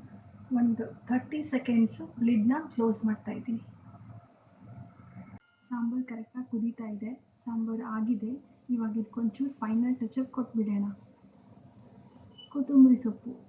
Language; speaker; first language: Kannada; native; Kannada